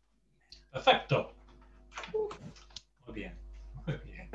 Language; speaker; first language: Spanish; non-native, fluent; English